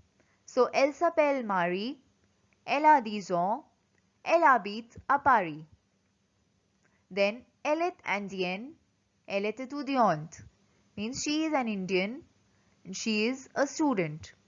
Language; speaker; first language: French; non-native, fluent; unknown